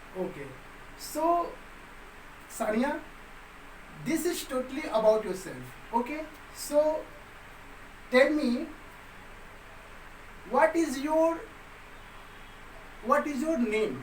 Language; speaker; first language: English; non-native, local second language; Hindi